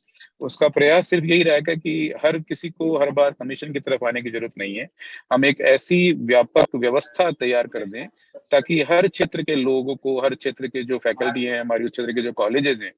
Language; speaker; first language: Hindi; native; Hindi